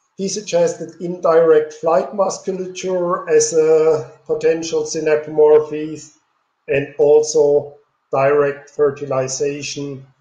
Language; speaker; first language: English; non-native, fluent; German